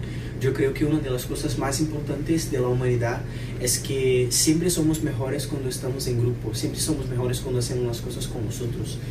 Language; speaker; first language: Spanish; non-native, fluent; Portuguese